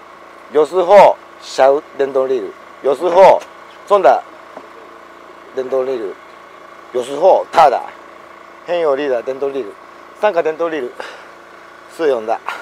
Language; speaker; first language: Chinese; non-native, learner; Japanese